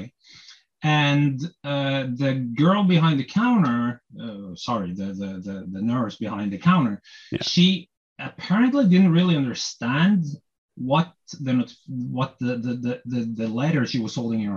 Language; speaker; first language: English; non-native, fluent; Norwegian